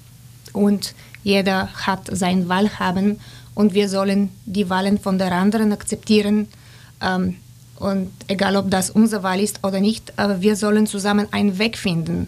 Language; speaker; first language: German; non-native, fluent; Bulgarian